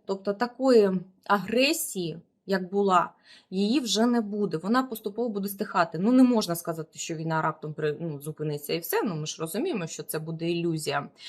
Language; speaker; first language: Ukrainian; non-native, local second language; Russian